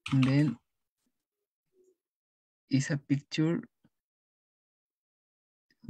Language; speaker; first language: English; non-native, learner; Spanish